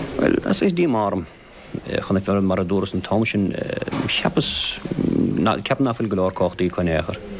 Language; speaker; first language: Irish; native; Irish